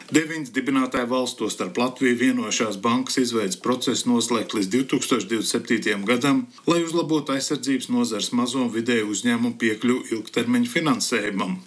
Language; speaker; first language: Latvian; early bilingual, heritage; Latvian